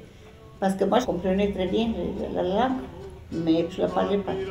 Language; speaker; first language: French; non-native, learner; Spanish